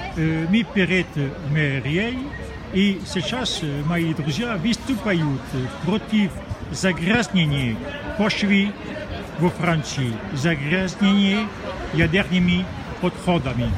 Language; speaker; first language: Russian; non-native, fluent; French